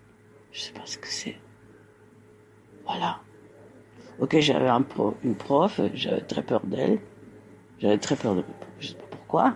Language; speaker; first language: French; non-native, fluent; Spanish